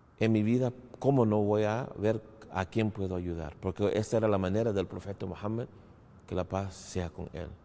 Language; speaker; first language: Spanish; non-native, fluent; English